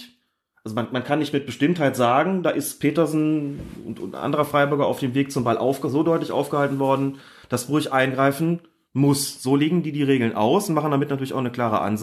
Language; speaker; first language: German; native; German